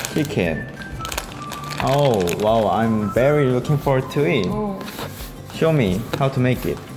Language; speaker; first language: English; non-native, learner; Korean